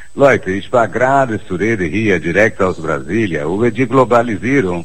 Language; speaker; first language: German; non-native, fluent; Portuguese